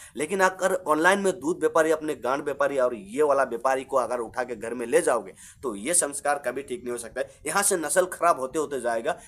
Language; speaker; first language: Hindi; non-native, local second language; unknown